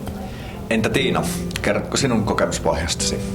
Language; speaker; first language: Finnish; native; Finnish